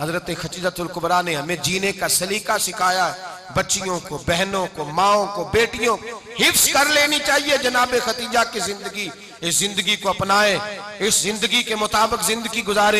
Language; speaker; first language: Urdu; non-native, local second language; Punjabi